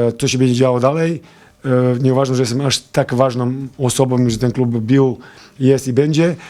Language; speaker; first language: Polish; non-native, fluent; Serbian